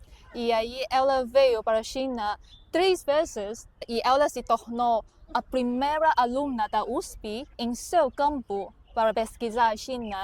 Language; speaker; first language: Portuguese; non-native, fluent; Chinese